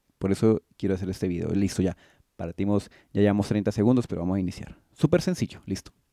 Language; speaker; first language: Spanish; native; Spanish